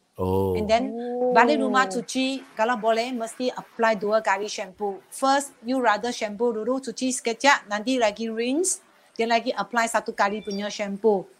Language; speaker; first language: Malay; non-native, local second language; Chinese